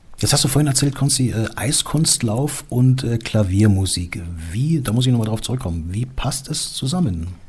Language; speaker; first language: German; native; German